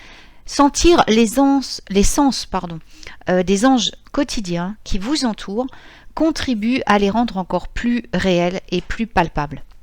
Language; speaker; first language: French; native; French